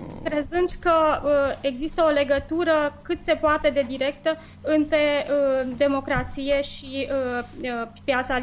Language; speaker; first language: Romanian; native; Romanian